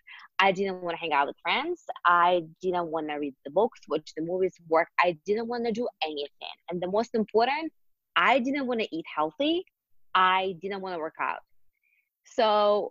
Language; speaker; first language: English; non-native, fluent; Russian